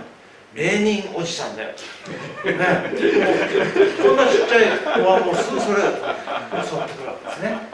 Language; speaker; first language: Japanese; native; Japanese